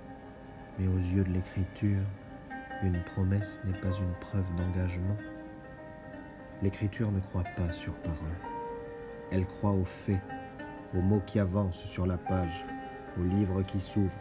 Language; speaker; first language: French; native; French